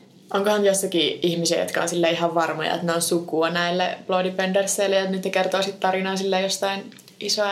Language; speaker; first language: Finnish; native; Finnish